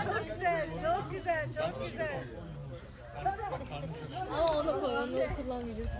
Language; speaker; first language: Turkish; non-native, fluent; Arabic